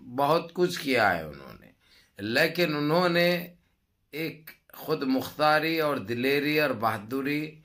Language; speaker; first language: Urdu; native; Urdu